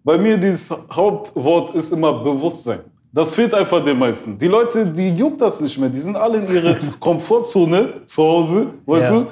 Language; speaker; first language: German; early bilingual, other home language; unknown